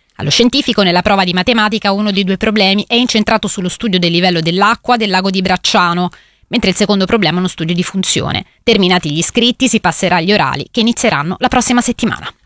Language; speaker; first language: Italian; native; Italian